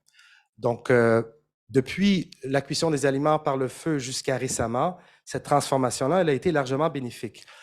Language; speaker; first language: French; native; French